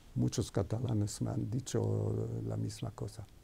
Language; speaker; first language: Spanish; non-native, fluent; Hebrew